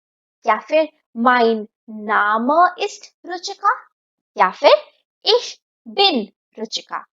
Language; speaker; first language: German; non-native, fluent; Hindi